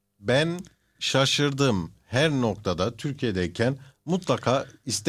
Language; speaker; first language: Turkish; early bilingual, heritage; Turkish